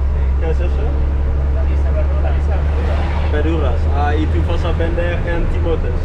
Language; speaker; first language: Spanish; non-native, learner; Dutch